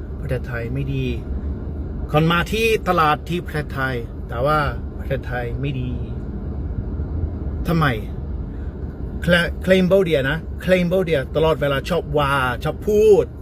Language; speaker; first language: Thai; non-native, learner; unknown